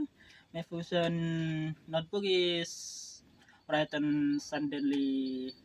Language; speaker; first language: English; non-native, learner; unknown